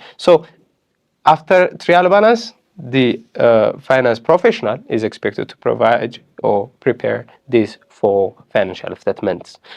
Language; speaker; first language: English; non-native, local second language; Amharic